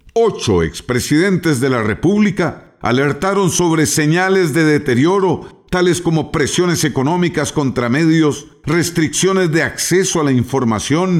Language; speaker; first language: Spanish; native; Spanish